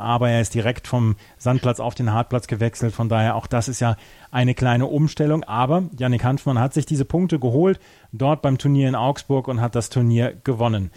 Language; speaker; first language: German; native; German